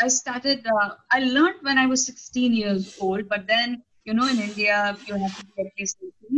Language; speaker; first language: English; non-native, local second language; Telugu